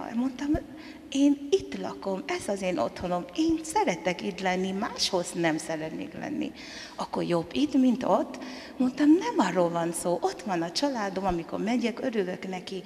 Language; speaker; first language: Hungarian; non-native, fluent; Tongan